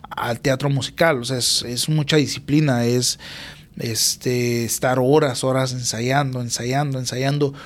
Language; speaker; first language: Spanish; native; Spanish